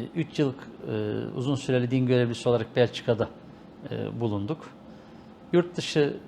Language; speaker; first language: Turkish; native; Turkish